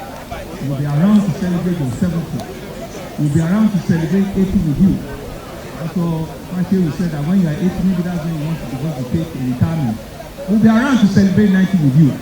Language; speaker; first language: English; non-native, local second language; Yoruba